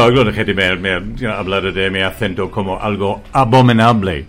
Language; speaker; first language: Spanish; non-native, fluent; English